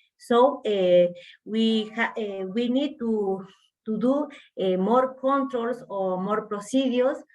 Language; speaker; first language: English; non-native, learner; Spanish